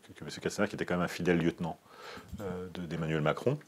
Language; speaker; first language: French; native; French